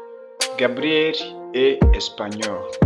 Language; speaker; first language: French; non-native, local second language; Kinyarwanda